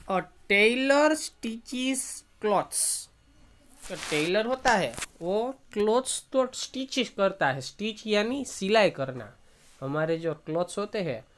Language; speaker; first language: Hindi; non-native, local second language; Gujarati